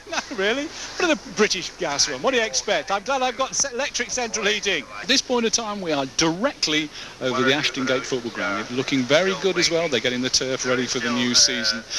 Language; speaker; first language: English; native; English